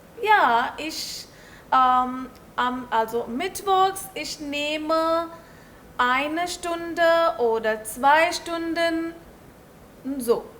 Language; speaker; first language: German; non-native, learner; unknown